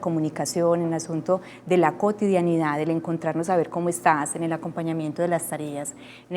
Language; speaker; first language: Spanish; native; Spanish